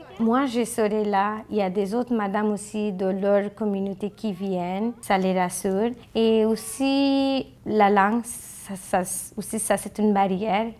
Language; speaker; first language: French; non-native, fluent; Bangla